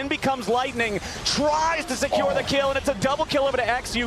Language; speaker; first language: English; native; English